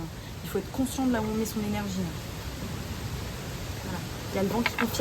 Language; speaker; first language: French; native; French